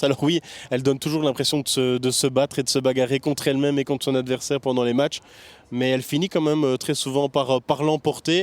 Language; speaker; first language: French; native; French